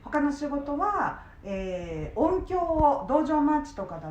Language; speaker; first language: Japanese; native; Japanese